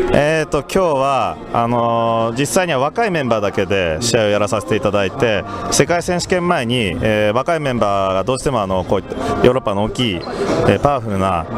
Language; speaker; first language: Japanese; native; Japanese